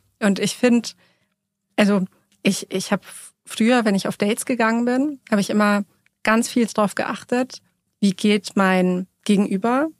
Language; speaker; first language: German; early bilingual, other home language; Persian